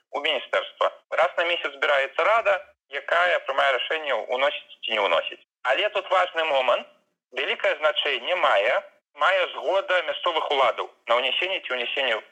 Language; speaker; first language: Belarusian; non-native, local second language; Russian